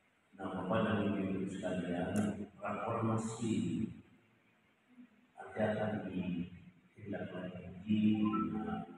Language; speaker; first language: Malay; non-native, local second language; Javanese